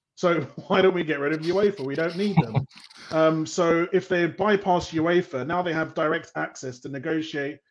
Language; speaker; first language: English; native; English